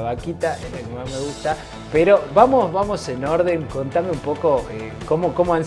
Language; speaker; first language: Spanish; native; Spanish